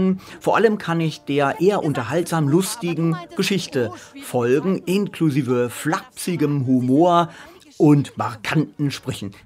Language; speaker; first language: German; native; German